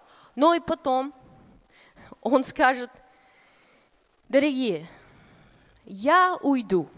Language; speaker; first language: Russian; non-native, fluent; English